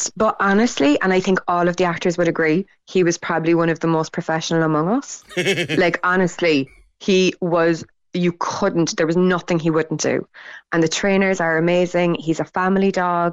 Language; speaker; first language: English; non-native, local second language; Irish